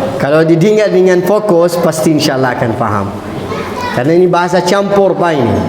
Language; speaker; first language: Malay; non-native, fluent; Arabic